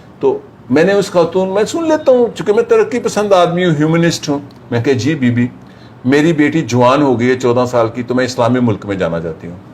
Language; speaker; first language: Urdu; non-native, local second language; Punjabi